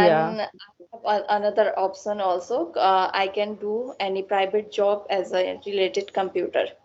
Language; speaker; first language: English; non-native, learner; Assamese